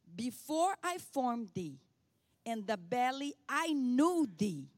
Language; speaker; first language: English; non-native, fluent; Portuguese